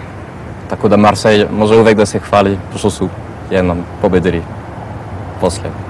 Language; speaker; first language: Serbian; non-native, fluent; French